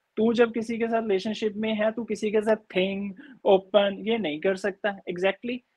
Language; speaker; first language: Hindi; native; Hindi